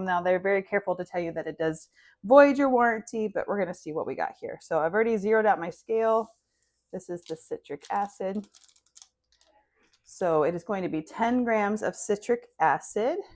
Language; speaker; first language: English; native; English